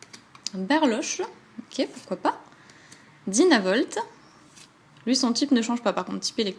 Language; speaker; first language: French; native; French